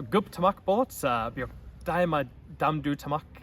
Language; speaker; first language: Kyrgyz; non-native, learner; English